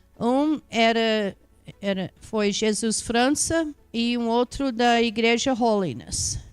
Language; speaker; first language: Portuguese; non-native, fluent; English